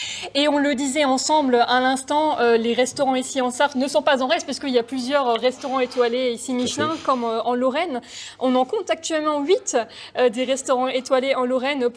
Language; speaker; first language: French; native; French